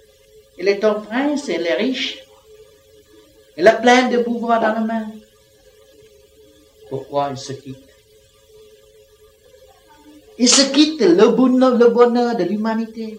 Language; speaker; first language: French; non-native, learner; Vietnamese